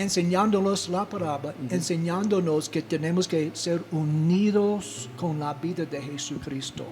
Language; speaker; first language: Spanish; non-native, fluent; English